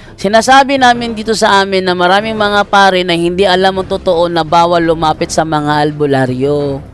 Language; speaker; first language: Filipino; non-native, local second language; Cebuano